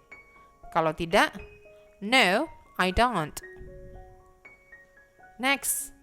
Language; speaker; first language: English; non-native, fluent; Indonesian